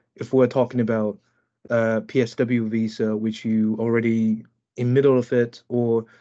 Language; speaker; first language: English; non-native, fluent; Chinese